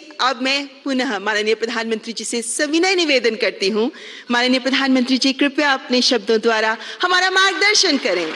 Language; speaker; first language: Hindi; native; Hindi